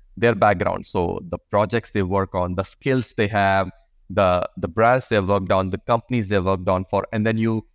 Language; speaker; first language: English; non-native, local second language; Hindi